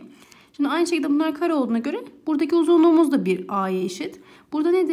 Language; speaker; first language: Turkish; native; Turkish